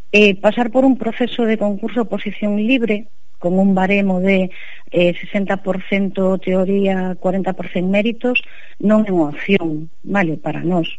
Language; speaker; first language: Galician; non-native, local second language; Spanish